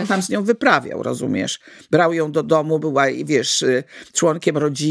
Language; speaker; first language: Polish; native; Polish